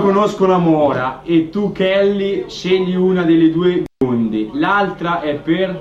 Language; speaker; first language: Italian; native; Italian